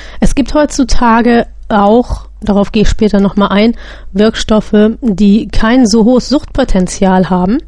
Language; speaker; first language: German; native; German